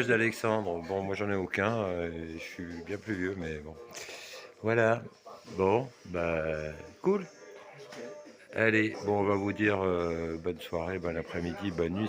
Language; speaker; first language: French; native; French